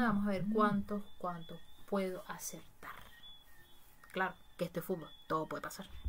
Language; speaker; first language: Spanish; native; Spanish